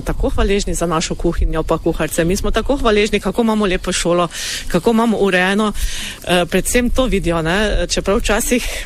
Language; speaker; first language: Slovenian; native; Slovenian